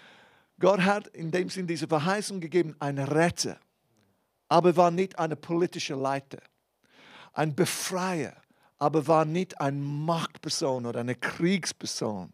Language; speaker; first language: German; non-native, fluent; English